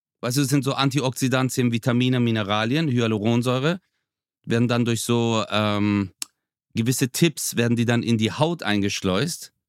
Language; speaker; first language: German; early bilingual, other home language; Turkish